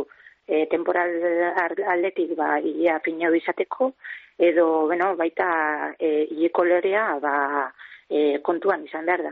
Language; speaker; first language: Basque; native; Basque